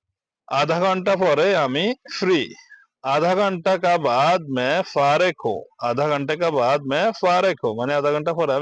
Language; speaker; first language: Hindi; non-native, learner; Bangla